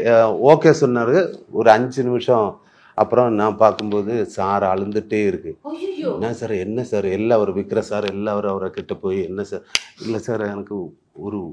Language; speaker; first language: Tamil; non-native, learner; Malayalam